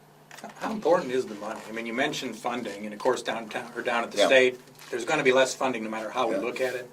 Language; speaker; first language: English; native; English